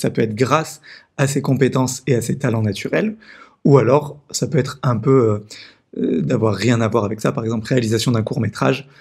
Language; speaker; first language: French; native; French